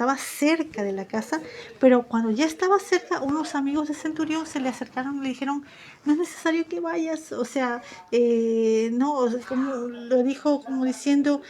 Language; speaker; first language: Spanish; native; Spanish